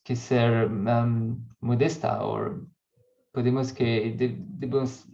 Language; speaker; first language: Spanish; non-native, learner; French